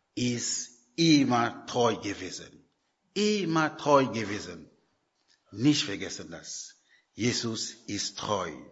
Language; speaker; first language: German; non-native, learner; French